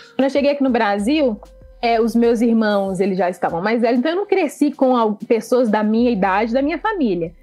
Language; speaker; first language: Portuguese; early bilingual, other home language; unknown